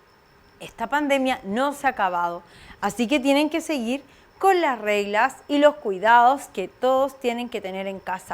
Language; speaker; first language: Spanish; native; Spanish